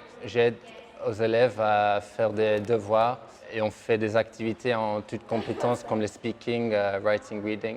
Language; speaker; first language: French; non-native, learner; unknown